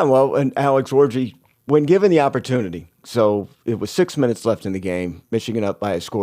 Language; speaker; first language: English; native; English